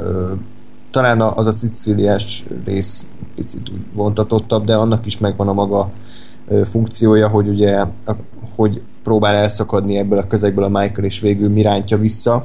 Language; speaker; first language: Hungarian; native; Hungarian